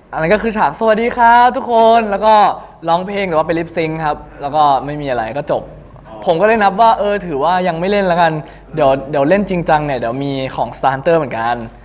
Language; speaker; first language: Thai; native; Thai